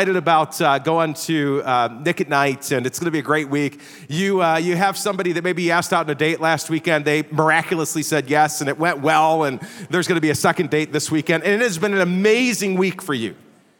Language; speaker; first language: English; native; English